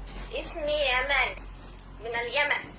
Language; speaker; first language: Arabic; non-native, learner; Somali